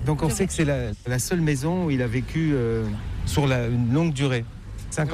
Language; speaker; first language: French; native; French